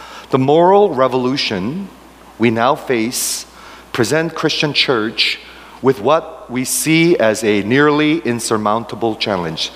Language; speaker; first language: English; non-native, fluent; Korean